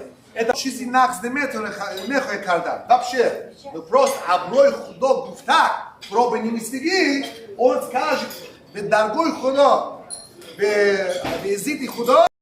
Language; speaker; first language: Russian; non-native, local second language; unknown